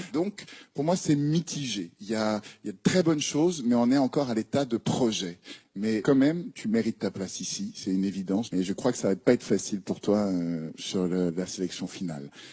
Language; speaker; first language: French; native; French